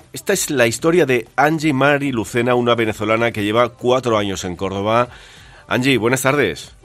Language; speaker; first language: Spanish; native; Spanish